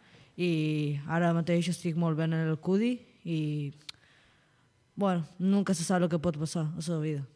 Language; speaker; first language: Catalan; non-native, local second language; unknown